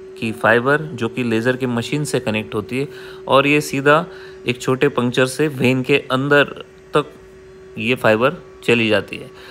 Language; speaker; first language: Hindi; non-native, local second language; Marathi